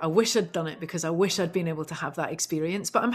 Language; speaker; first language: English; native; English